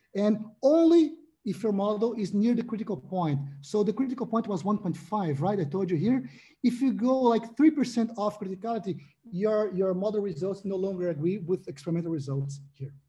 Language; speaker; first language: English; non-native, fluent; Portuguese